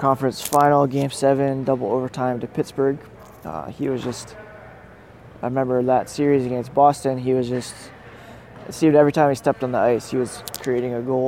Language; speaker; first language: English; native; English